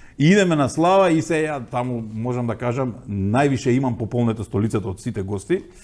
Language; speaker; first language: Macedonian; native; Macedonian